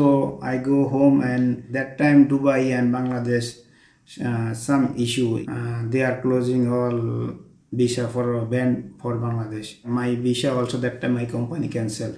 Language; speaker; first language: English; non-native, learner; Bangla